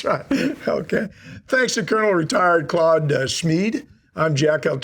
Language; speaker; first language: English; native; English